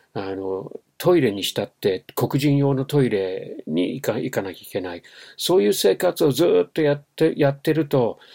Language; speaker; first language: Japanese; non-native, fluent; English